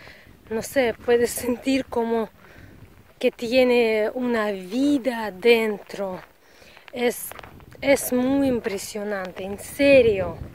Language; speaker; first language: Spanish; non-native, learner; Russian